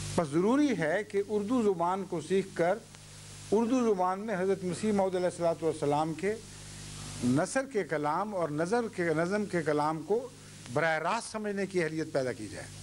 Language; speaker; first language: Urdu; native; Urdu